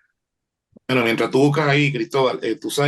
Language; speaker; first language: Spanish; native; Spanish